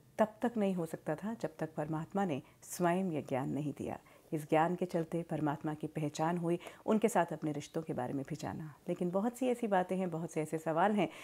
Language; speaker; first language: Hindi; native; Hindi